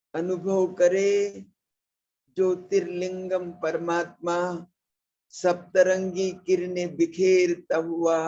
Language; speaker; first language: Hindi; non-native, local second language; Marathi